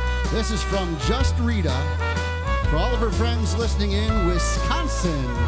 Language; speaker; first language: English; native; English